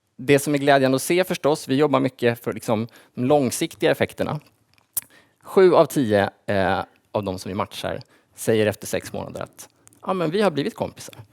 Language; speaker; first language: Swedish; native; Swedish